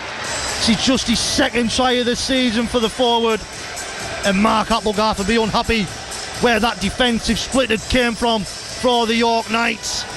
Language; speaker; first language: English; native; English